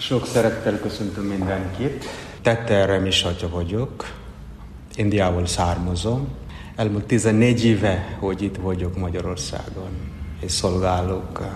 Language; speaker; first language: Hungarian; non-native, fluent; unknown